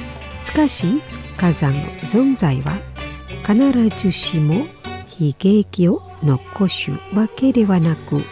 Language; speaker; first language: Japanese; non-native, fluent; Indonesian